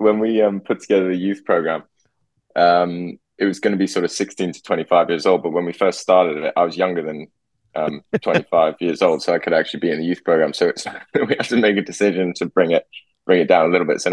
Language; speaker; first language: English; native; English